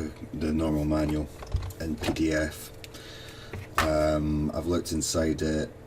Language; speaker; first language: English; native; English